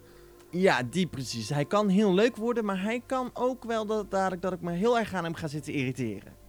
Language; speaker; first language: Dutch; native; Dutch